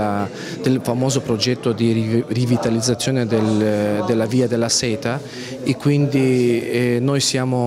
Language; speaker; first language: Italian; non-native, fluent; Azerbaijani